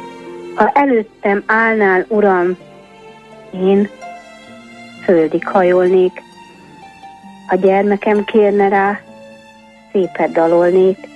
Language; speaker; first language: Hungarian; native; Hungarian